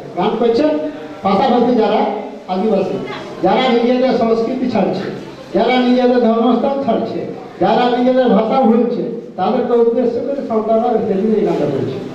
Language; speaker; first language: Bangla; non-native, local second language; Santali